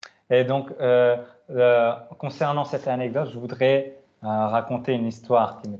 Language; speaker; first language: French; native; French